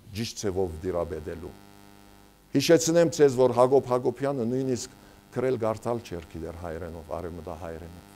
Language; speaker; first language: Armenian; early bilingual, heritage; Armenian